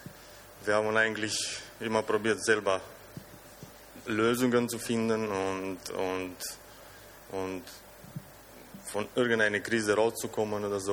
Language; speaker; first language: German; non-native, fluent; Romanian